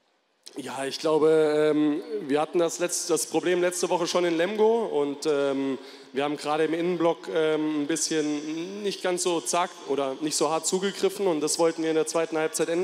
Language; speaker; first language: German; native; German